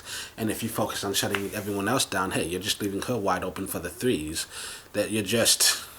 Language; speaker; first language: English; native; English